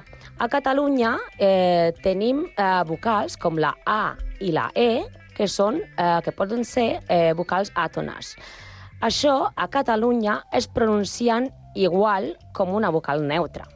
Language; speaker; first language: Catalan; non-native, learner; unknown